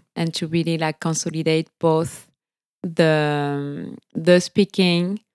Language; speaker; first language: English; non-native, fluent; French